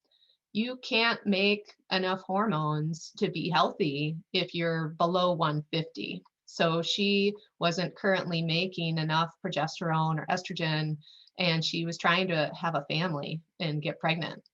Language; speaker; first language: English; native; English